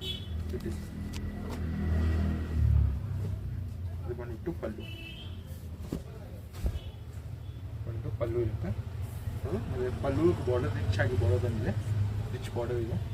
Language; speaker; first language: Kannada; non-native, local second language; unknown